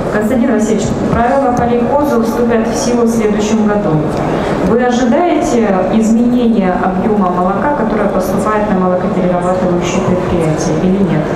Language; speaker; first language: Russian; native; Russian